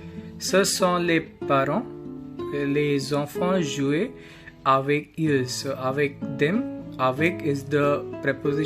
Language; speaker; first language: French; non-native, learner; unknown